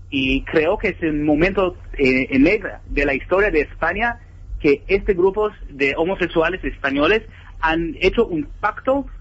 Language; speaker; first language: Spanish; non-native, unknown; Hebrew